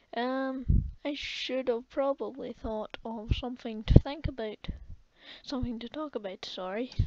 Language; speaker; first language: English; native; English